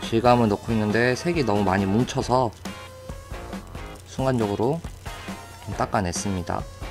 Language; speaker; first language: Korean; native; Korean